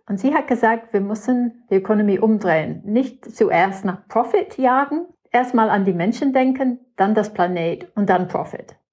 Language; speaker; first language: German; non-native, fluent; English